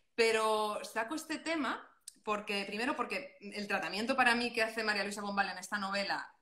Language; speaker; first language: Spanish; non-native, local second language; Catalan